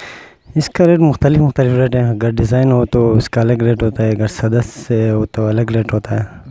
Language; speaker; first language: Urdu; non-native, local second language; Khowar